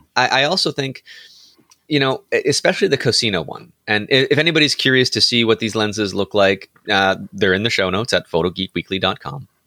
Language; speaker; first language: English; native; English